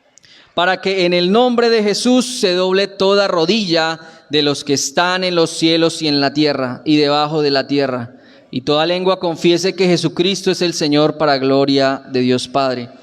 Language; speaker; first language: Spanish; native; Spanish